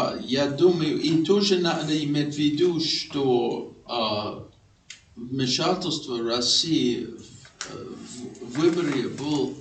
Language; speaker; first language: Russian; non-native, fluent; English